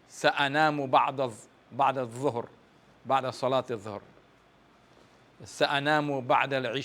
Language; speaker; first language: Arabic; non-native, fluent; English